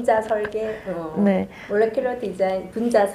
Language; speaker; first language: Korean; native; Korean